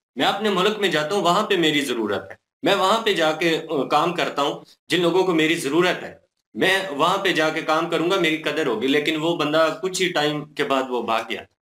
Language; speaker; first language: Urdu; non-native, local second language; Punjabi